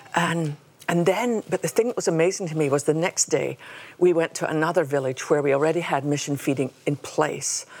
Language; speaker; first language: English; native; English